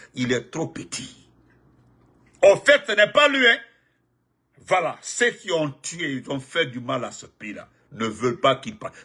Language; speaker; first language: French; non-native, local second language; Fula